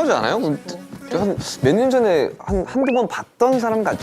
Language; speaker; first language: Korean; native; Korean